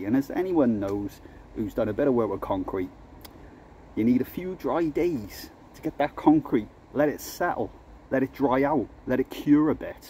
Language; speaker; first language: English; native; English